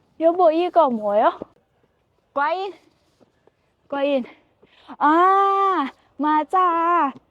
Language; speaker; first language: Korean; non-native, learner; Thai